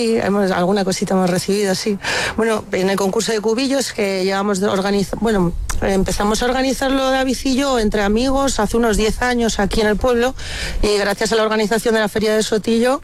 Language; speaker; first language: Spanish; native; Spanish